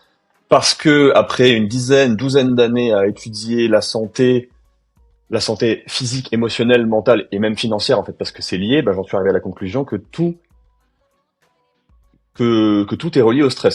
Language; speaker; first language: French; native; French